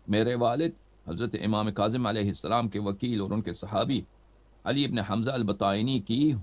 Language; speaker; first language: Urdu; non-native, fluent; Persian